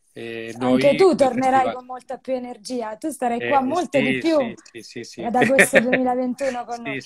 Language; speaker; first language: Italian; native; Italian